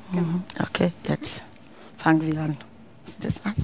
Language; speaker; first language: German; non-native, learner; Akan